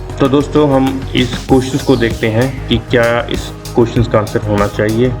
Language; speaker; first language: Hindi; non-native, local second language; Punjabi